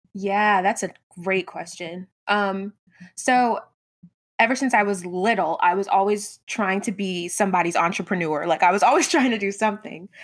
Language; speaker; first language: English; native; English